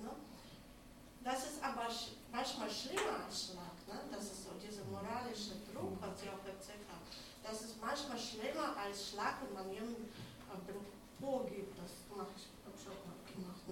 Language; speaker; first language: German; non-native, fluent; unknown